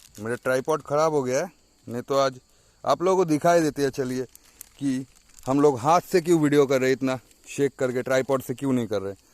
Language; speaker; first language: Hindi; non-native, local second language; Bangla